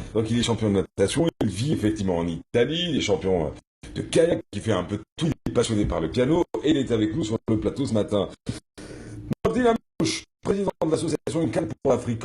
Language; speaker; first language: French; non-native, local second language; Arabic